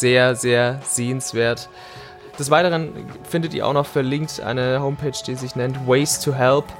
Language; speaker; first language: German; native; German